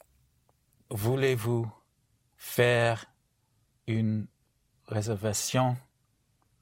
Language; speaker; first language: French; non-native, learner; English